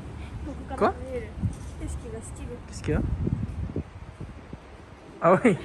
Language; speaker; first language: French; non-native, fluent; Japanese